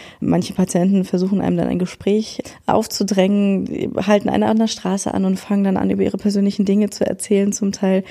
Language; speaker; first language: German; native; German